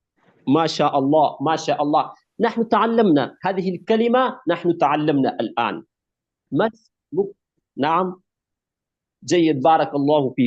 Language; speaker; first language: Arabic; non-native, fluent; Urdu